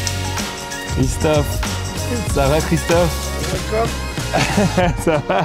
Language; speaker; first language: French; native; French